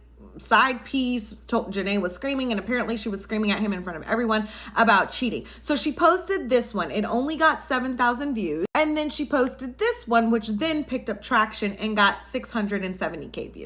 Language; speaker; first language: English; native; English